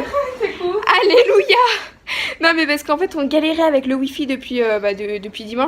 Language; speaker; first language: French; native; French